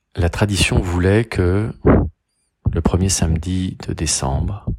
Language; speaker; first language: French; native; French